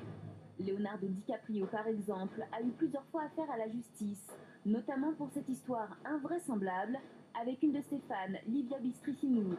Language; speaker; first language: French; native; French